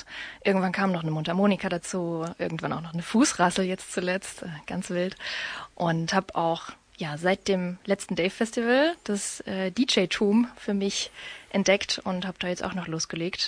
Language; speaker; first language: German; native; German